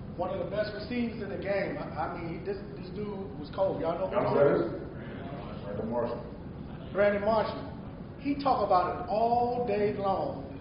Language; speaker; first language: English; native; English